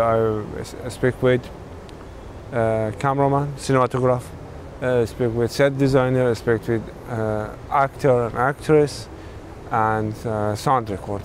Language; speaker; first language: English; non-native, learner; Persian